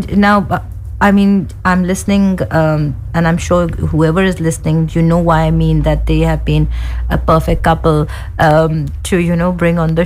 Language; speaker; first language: English; non-native, local second language; Hindi